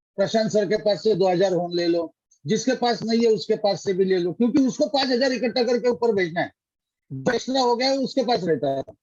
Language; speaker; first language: Hindi; non-native, local second language; Marathi